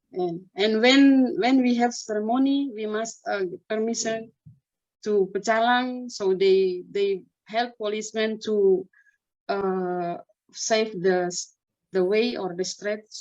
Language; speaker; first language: English; non-native, learner; Indonesian